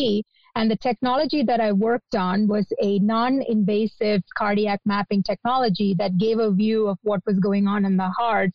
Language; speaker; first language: English; non-native, local second language; Malayalam